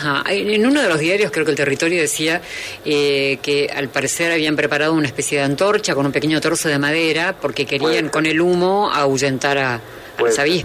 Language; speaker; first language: Spanish; native; Spanish